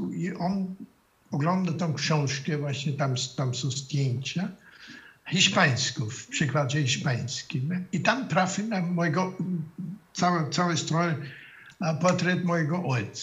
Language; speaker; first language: Polish; non-native, fluent; German